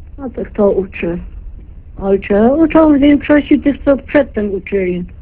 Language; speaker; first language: Polish; native; Polish